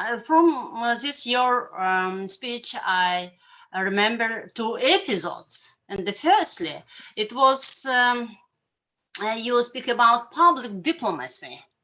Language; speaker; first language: English; non-native, learner; Russian